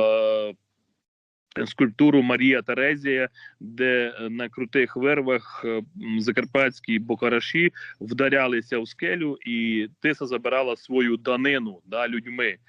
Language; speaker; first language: Ukrainian; native; Ukrainian